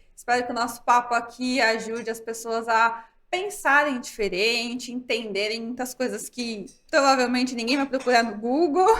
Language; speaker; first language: Portuguese; native; Portuguese